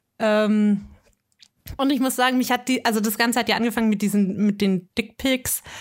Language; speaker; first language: German; native; German